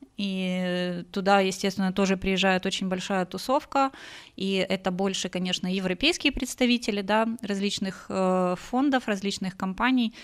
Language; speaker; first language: Russian; native; Russian